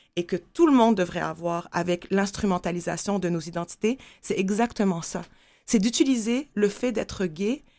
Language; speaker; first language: French; non-native, local second language; Arabic